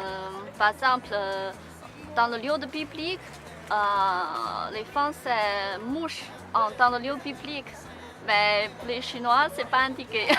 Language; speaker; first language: French; non-native, learner; Chinese